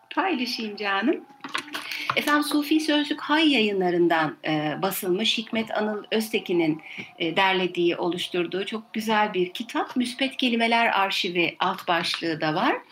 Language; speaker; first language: Turkish; native; Turkish